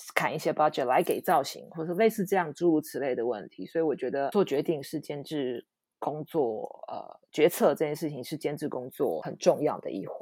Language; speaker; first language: Chinese; native; Chinese